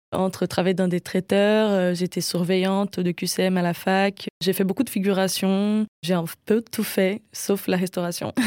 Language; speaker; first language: French; non-native, fluent; Portuguese